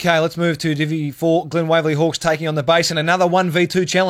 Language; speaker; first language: English; native; English